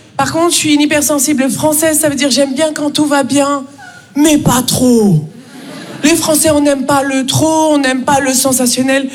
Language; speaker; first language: French; native; French